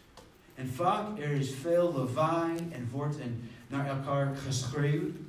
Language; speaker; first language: Dutch; non-native, fluent; English